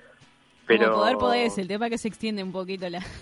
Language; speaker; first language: Spanish; native; Spanish